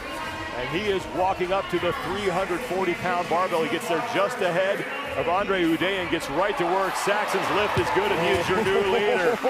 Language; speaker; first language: English; native; English